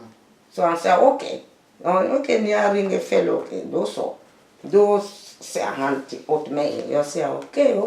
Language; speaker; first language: Swedish; non-native, learner; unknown